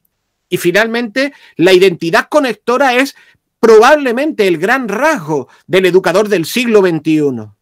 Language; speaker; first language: Spanish; native; Spanish